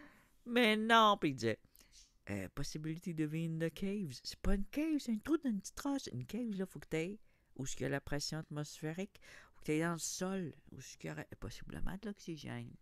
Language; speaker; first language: French; native; French